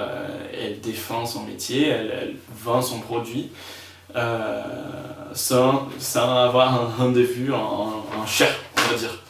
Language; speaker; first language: French; non-native, fluent; Spanish